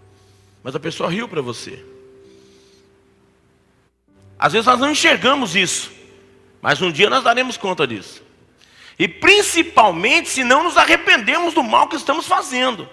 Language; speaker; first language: Portuguese; native; Portuguese